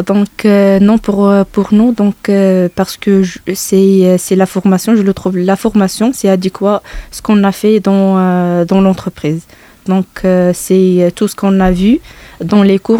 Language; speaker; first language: French; non-native, local second language; Arabic